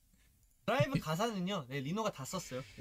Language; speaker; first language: Korean; early bilingual, heritage; Korean